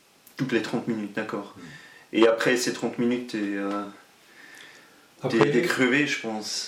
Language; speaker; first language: French; non-native, local second language; German